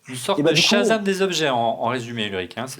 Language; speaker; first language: French; native; French